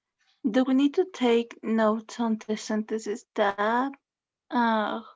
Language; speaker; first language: English; non-native, learner; Spanish